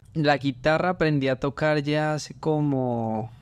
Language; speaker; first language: Spanish; native; Spanish